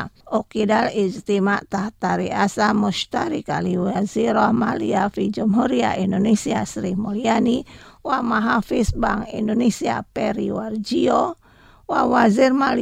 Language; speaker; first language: Arabic; non-native, learner; Indonesian